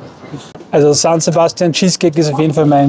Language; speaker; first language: German; native; German